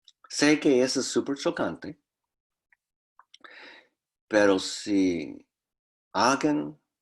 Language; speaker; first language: Spanish; non-native, fluent; English